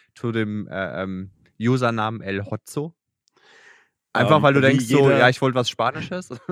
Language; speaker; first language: German; native; German